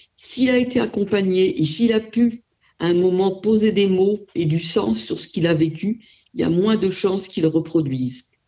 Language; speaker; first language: French; native; French